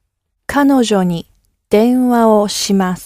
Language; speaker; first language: Japanese; non-native, learner; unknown